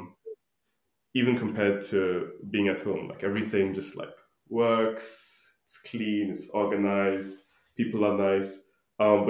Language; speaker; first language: English; non-native, local second language; Akan